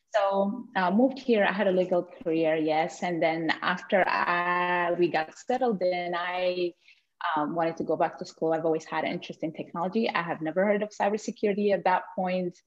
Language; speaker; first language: English; non-native, fluent; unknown